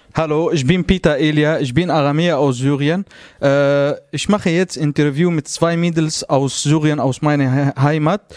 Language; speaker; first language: German; non-native, learner; Arabic